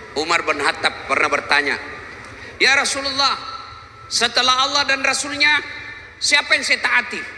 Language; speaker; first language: Indonesian; non-native, local second language; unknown